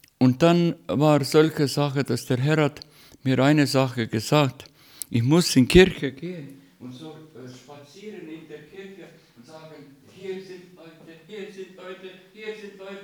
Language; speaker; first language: German; non-native, learner; Estonian